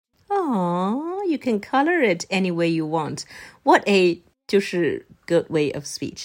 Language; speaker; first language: English; non-native, fluent; Chinese